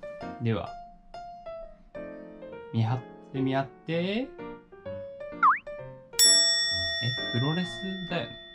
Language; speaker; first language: Japanese; native; Japanese